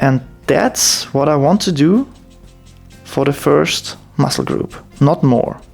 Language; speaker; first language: English; non-native, fluent; German